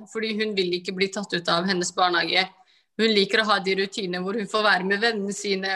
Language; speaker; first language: Norwegian; early bilingual, other home language; Somali